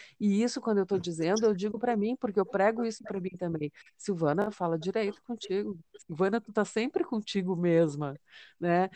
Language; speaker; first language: Portuguese; native; Portuguese